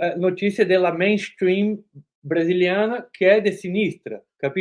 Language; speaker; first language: Italian; non-native, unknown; Portuguese